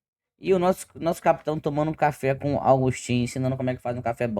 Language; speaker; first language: Portuguese; native; Portuguese